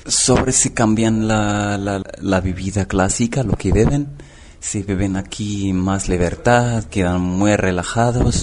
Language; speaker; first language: Spanish; non-native, learner; Arabic